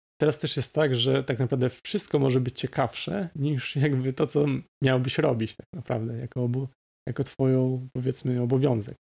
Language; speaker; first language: Polish; native; Polish